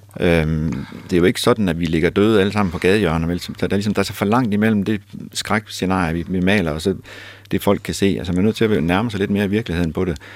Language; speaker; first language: Danish; native; Danish